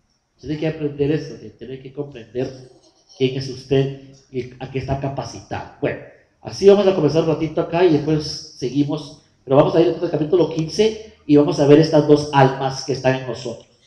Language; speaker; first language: Spanish; native; Spanish